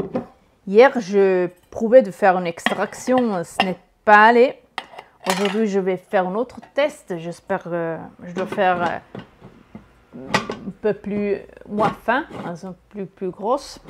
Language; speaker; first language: French; non-native, learner; Italian